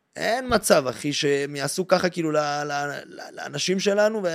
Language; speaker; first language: Hebrew; native; Hebrew